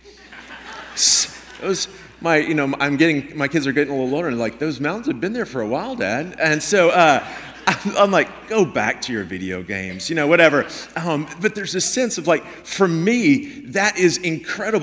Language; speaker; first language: English; native; English